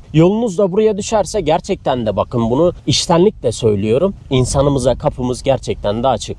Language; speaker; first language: Turkish; native; Turkish